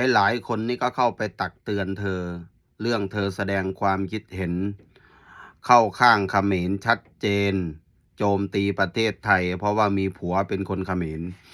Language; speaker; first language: Thai; native; Thai